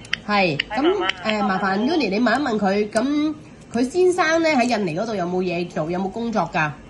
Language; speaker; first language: Cantonese; native; Cantonese